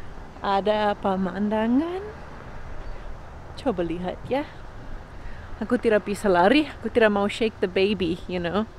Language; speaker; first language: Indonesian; non-native, learner; English